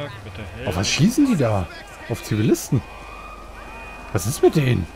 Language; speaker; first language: German; native; German